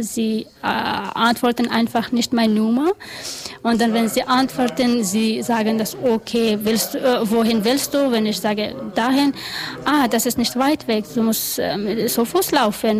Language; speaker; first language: German; non-native, learner; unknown